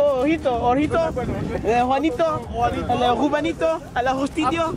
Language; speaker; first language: Spanish; non-native, learner; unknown